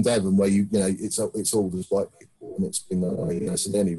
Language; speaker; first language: English; native; English